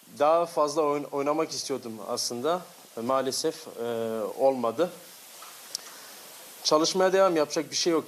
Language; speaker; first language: Turkish; early bilingual, heritage; Turkish